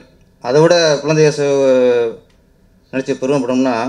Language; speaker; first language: Tamil; native; Tamil